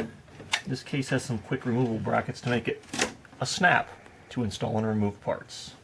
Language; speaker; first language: English; native; English